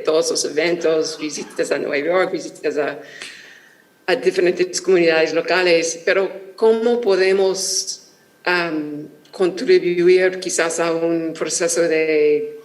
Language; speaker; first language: Spanish; non-native, fluent; English